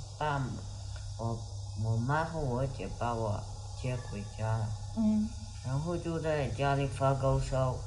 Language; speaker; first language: Chinese; non-native, local second language; Uyghur